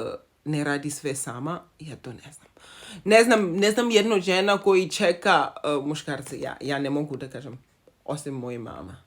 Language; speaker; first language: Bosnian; non-native, learner; Zulu